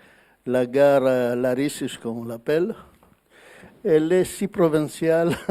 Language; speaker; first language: French; non-native, fluent; Greek